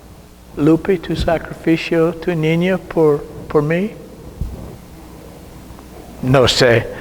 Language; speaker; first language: Spanish; non-native, learner; English